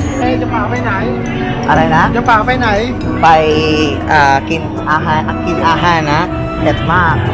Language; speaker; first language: Thai; non-native, learner; Filipino